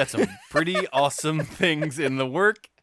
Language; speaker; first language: English; native; English